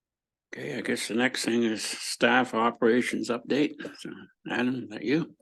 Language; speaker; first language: English; native; English